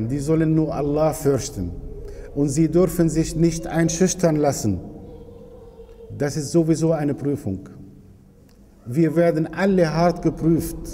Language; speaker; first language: German; non-native, fluent; Arabic